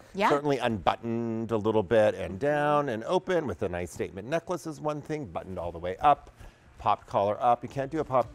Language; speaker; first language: English; native; English